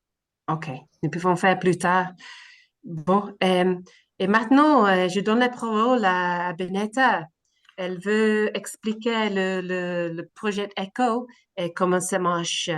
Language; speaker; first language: French; non-native, learner; English